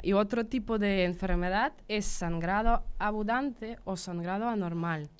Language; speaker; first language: Spanish; non-native, fluent; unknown